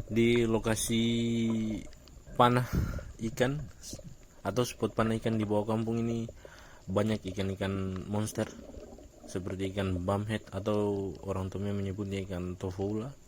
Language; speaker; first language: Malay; non-native, local second language; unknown